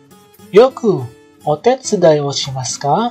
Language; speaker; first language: Japanese; non-native, fluent; Indonesian